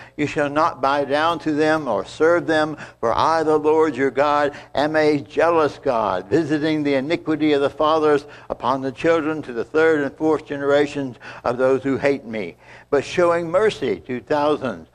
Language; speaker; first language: English; native; English